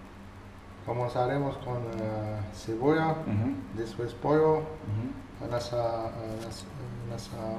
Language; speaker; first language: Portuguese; non-native, learner; Arabic